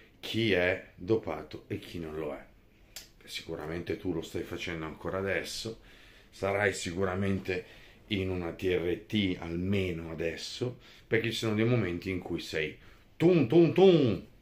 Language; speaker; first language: Italian; native; Italian